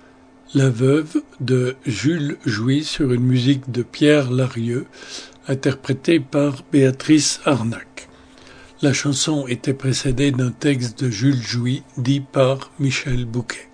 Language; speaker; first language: French; native; French